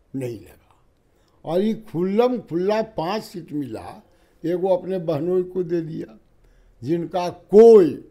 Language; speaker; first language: Hindi; native; Hindi